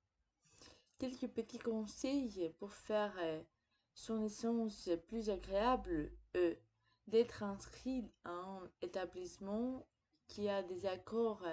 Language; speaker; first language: French; non-native, fluent; Greek